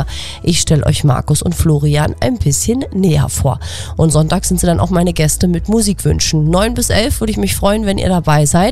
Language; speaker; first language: German; native; German